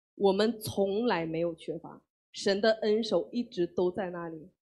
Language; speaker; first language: Chinese; native; Chinese